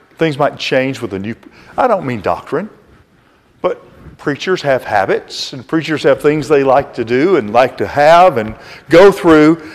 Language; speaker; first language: English; native; English